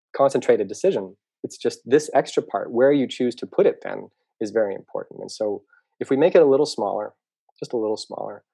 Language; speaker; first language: English; native; English